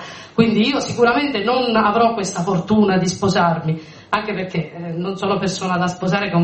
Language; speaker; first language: Italian; native; Italian